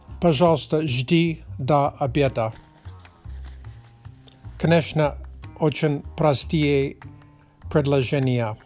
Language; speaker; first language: Russian; non-native, learner; Czech